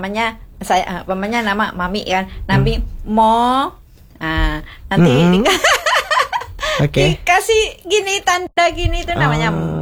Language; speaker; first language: Indonesian; non-native, local second language; Javanese